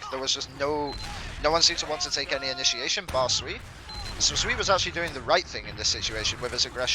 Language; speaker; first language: English; native; English